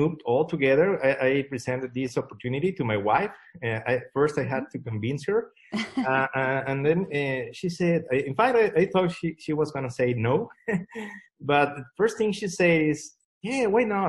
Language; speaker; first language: English; non-native, fluent; Spanish